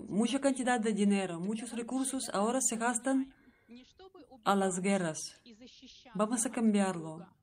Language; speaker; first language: Spanish; non-native, learner; Russian